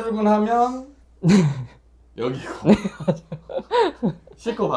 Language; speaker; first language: Korean; native; Korean